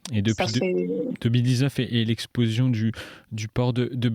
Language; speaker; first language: French; native; French